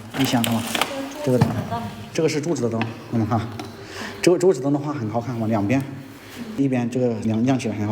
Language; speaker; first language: Chinese; native; Chinese